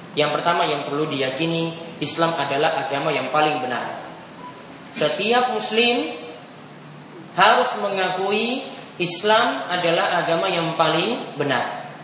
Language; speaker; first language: Indonesian; native; Indonesian